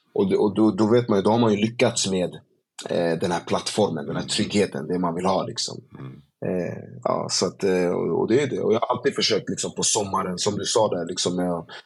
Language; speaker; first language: Swedish; early bilingual, other home language; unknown